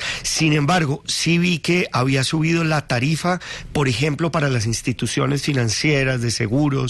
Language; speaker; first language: Spanish; native; Spanish